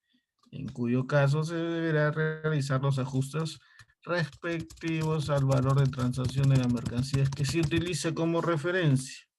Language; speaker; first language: Spanish; native; Spanish